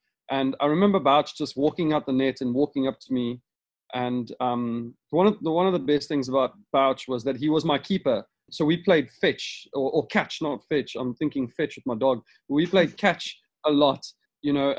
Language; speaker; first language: English; native; English